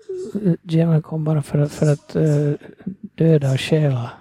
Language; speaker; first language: Swedish; non-native, fluent; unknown